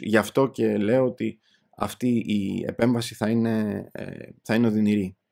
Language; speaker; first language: Greek; native; Greek